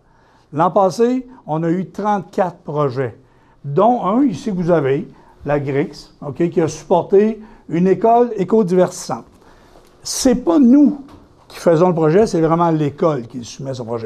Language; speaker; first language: French; native; French